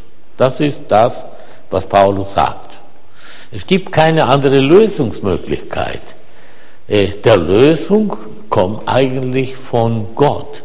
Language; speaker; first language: German; non-native, fluent; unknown